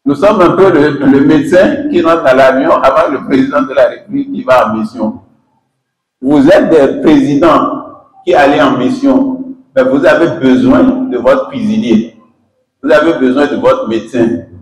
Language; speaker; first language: French; non-native, local second language; Yoruba